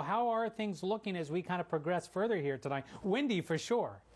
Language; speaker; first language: English; native; English